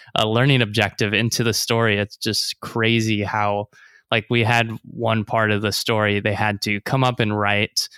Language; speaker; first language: English; native; English